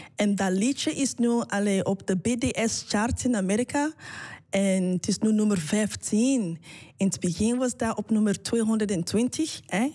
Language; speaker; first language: Dutch; non-native, fluent; English